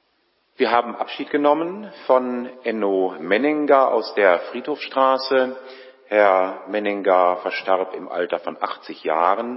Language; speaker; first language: German; native; German